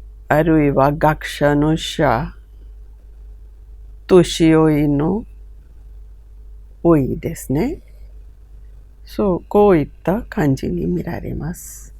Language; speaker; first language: Japanese; non-native, fluent; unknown